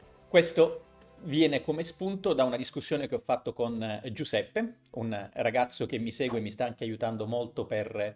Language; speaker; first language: Italian; native; Italian